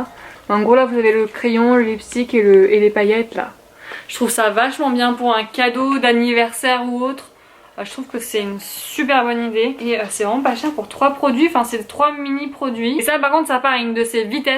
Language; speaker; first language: French; native; French